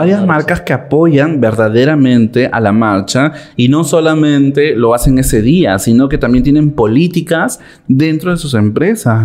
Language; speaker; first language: Spanish; native; Spanish